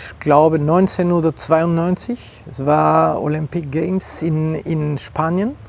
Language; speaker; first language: German; non-native, local second language; French